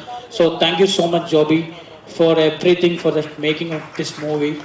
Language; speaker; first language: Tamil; non-native, learner; Malayalam